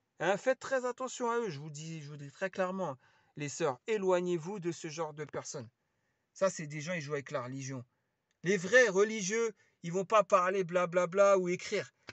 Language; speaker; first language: French; early bilingual, other home language; Lingala